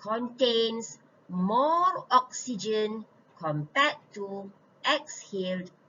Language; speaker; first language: English; non-native, local second language; Malay